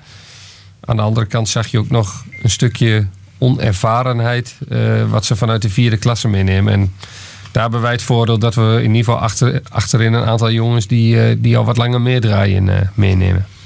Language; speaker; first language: Dutch; native; Dutch